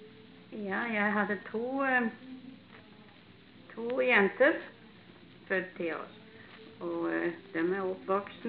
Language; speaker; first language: Norwegian; early bilingual, heritage; Norwegian